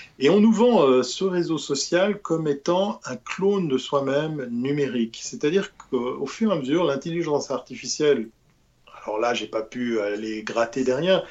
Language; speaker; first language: French; native; French